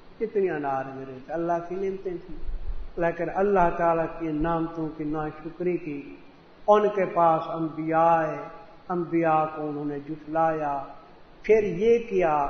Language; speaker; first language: Urdu; non-native, local second language; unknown